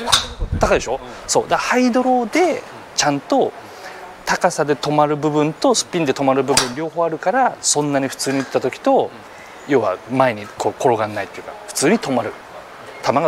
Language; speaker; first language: Japanese; native; Japanese